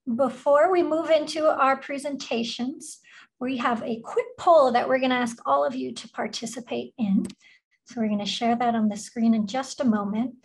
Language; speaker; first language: English; native; English